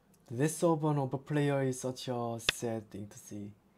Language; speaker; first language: English; non-native, learner; Korean